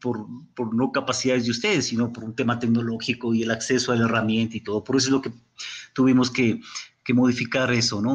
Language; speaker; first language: Spanish; native; Spanish